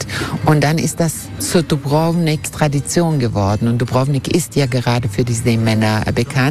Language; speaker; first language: German; non-native, fluent; Croatian